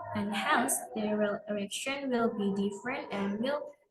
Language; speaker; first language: English; non-native, learner; Indonesian